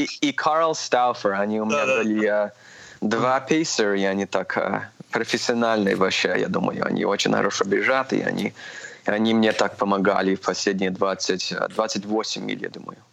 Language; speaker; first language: Russian; early bilingual, heritage; Russian